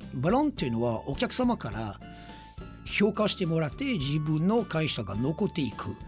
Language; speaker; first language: Japanese; non-native, fluent; French